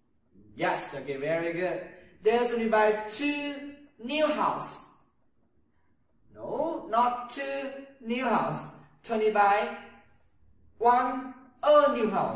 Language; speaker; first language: English; non-native, learner; Vietnamese